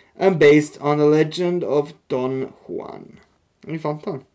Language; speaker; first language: Norwegian; native; Norwegian